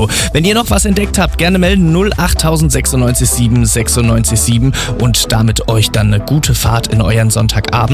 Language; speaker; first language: German; native; German